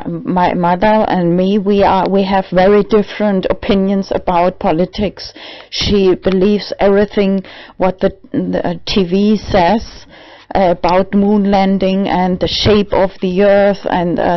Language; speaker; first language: English; non-native, learner; German